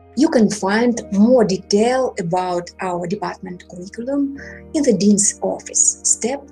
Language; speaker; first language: English; non-native, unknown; Russian